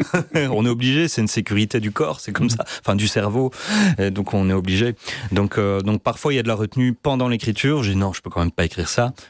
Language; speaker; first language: French; native; French